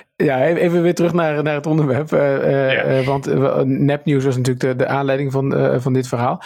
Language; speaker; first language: Dutch; native; Dutch